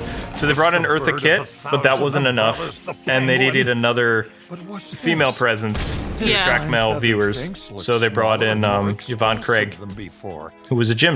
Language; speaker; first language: English; native; English